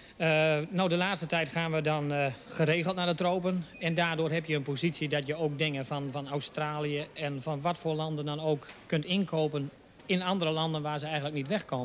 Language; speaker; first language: Dutch; native; Dutch